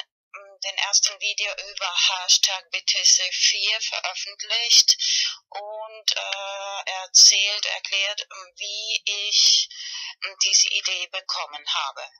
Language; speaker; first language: German; non-native, fluent; Spanish